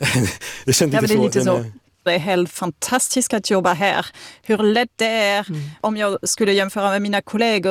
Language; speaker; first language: Swedish; non-native, fluent; French